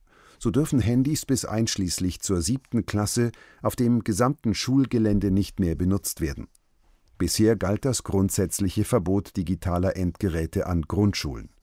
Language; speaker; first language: German; native; German